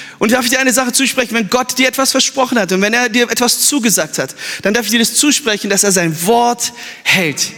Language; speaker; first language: German; early bilingual, other home language; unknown